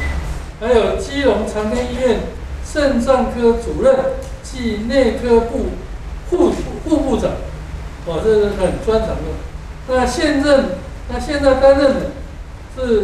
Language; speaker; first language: Chinese; native; Chinese